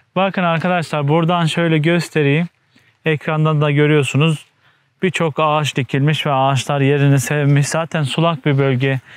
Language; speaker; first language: Turkish; native; Turkish